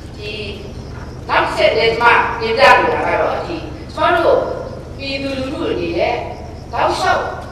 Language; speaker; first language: Burmese; non-native, local second language; Kachin